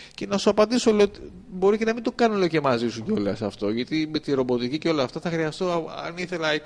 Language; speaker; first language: Greek; native; Greek